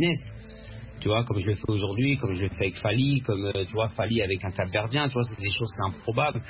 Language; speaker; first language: French; early bilingual, other home language; Arabic